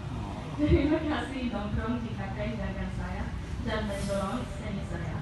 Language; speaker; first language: Indonesian; non-native, learner; English